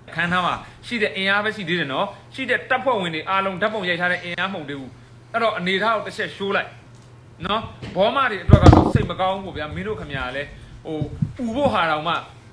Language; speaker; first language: Burmese; native; Burmese